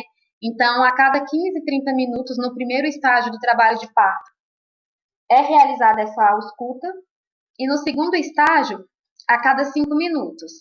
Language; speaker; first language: Portuguese; native; Portuguese